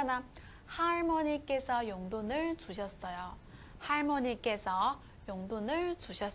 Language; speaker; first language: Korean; non-native, fluent; Chinese